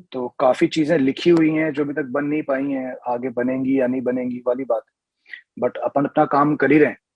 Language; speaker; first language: Hindi; native; Hindi